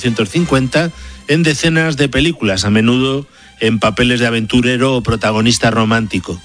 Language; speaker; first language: Spanish; native; Spanish